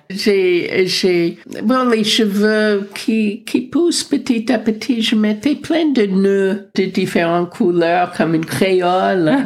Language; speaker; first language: French; non-native, fluent; English